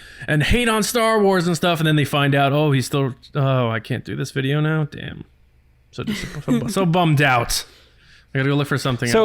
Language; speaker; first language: English; native; English